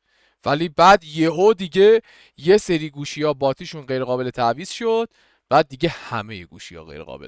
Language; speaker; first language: Persian; native; Persian